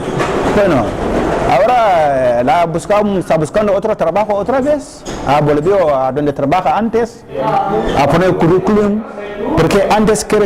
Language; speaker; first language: Spanish; non-native, learner; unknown